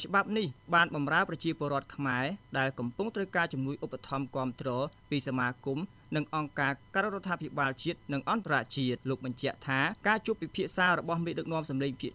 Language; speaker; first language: Khmer; native; Khmer